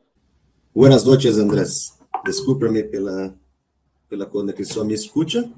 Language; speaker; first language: Spanish; non-native, learner; Portuguese